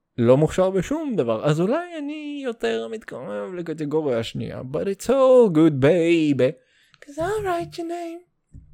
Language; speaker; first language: Hebrew; native; Hebrew